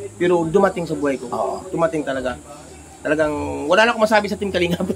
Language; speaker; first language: Filipino; native; Filipino